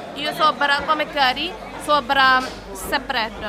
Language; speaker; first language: Italian; non-native, learner; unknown